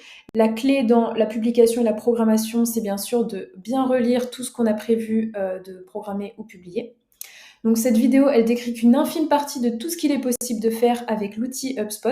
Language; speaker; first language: French; native; French